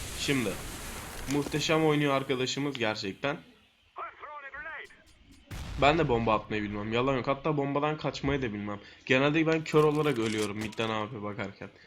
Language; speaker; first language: Turkish; native; Turkish